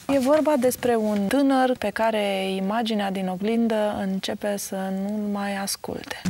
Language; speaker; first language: Romanian; native; Romanian